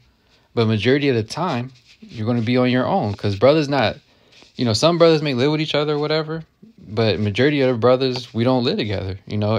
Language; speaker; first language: English; native; English